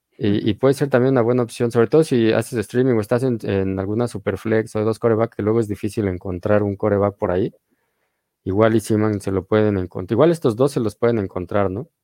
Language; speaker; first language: Spanish; native; Spanish